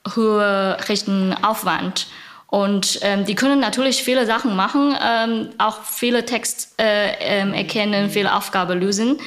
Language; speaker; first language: German; non-native, fluent; Chinese